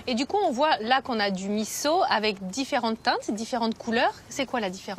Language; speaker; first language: French; native; French